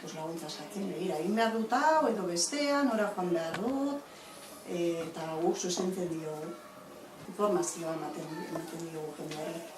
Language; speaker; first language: Basque; non-native, local second language; Spanish